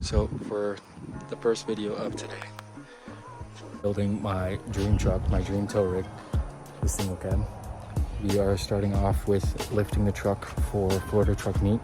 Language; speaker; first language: English; native; English